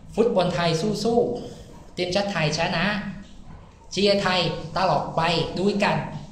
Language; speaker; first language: Thai; non-native, learner; Vietnamese